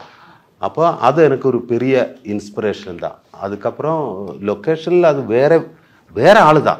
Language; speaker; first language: Tamil; non-native, learner; Malayalam